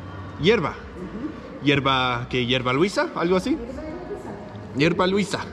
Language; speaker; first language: Spanish; non-native, learner; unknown